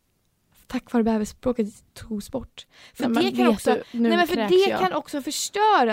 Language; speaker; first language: Swedish; native; Swedish